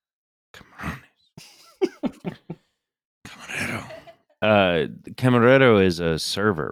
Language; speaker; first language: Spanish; non-native, learner; English